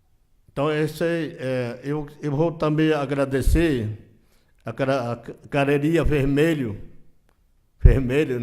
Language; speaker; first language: Portuguese; non-native, local second language; Yanomámi